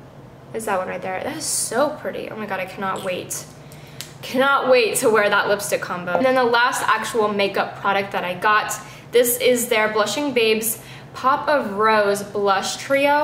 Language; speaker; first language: English; native; English